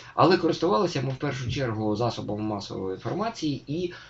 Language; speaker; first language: Ukrainian; native; Ukrainian